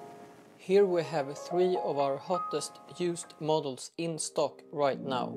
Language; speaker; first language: English; non-native, fluent; Swedish